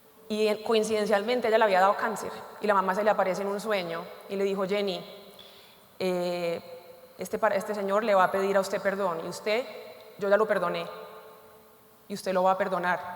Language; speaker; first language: Spanish; native; Spanish